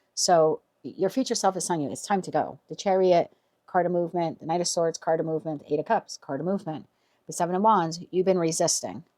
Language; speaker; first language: English; native; English